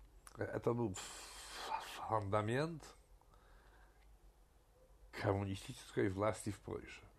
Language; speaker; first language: Russian; non-native, fluent; Polish